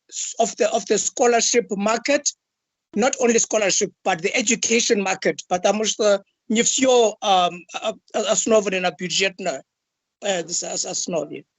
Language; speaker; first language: Russian; non-native, fluent; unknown